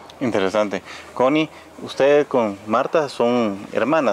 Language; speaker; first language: Spanish; native; Spanish